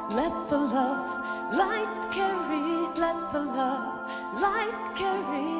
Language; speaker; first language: English; native; English